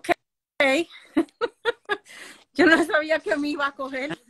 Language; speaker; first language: Spanish; early bilingual, heritage; Spanish